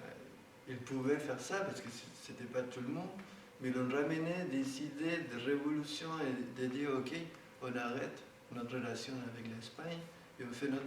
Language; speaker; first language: French; non-native, fluent; Spanish